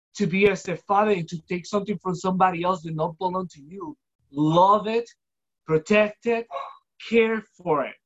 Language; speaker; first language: English; non-native, fluent; Spanish